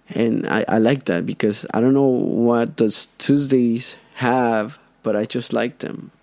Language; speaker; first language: English; non-native, fluent; Spanish